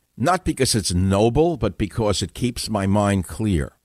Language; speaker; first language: English; native; English